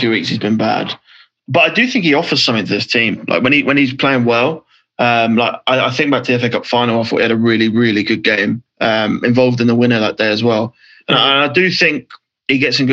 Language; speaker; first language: English; native; English